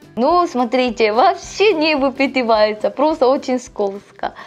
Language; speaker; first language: Russian; non-native, learner; Korean